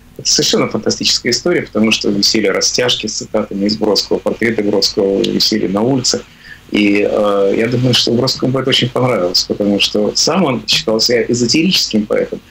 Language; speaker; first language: Russian; native; Russian